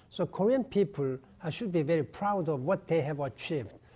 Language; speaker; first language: English; non-native, fluent; Korean